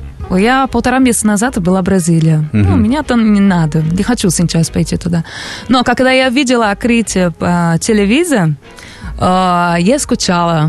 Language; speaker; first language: Russian; non-native, learner; Portuguese